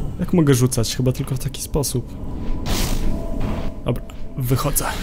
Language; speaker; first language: Polish; native; Polish